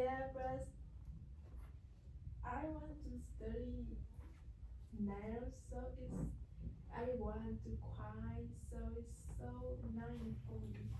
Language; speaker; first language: English; non-native, learner; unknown